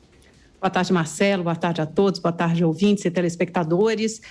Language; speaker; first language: Portuguese; native; Portuguese